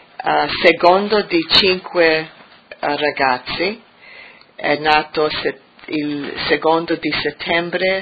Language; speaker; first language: Italian; early bilingual, heritage; English